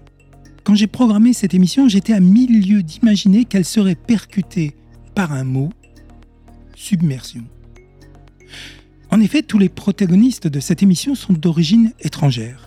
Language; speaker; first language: French; native; French